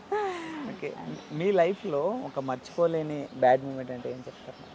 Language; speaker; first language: Telugu; native; Telugu